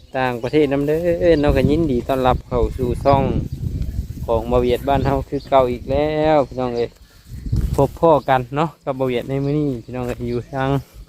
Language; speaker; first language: Thai; native; Thai